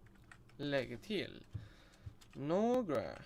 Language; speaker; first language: Swedish; non-native, learner; Russian